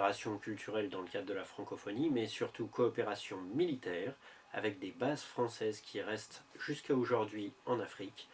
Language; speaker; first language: French; native; French